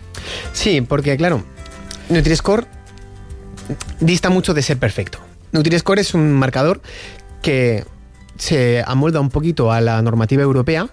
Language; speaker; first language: Spanish; native; Spanish